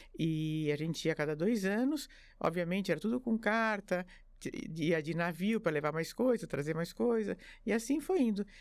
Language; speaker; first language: Portuguese; early bilingual, other home language; French